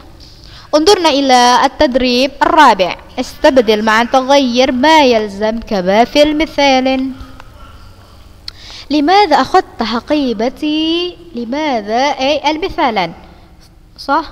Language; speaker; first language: Arabic; non-native, fluent; Indonesian